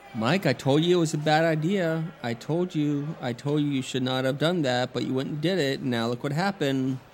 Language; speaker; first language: English; native; English